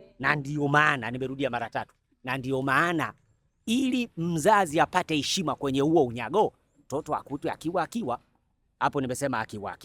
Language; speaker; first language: Swahili; native; Swahili